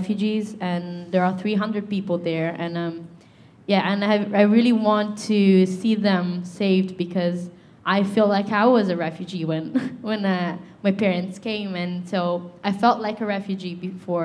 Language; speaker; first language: English; non-native, fluent; Italian